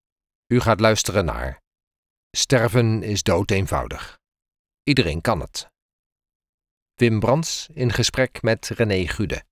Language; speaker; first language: Dutch; native; Dutch